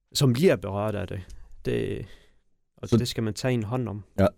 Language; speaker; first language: Danish; early bilingual, other home language; Persian